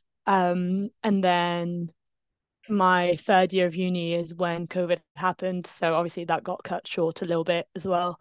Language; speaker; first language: English; non-native, fluent; French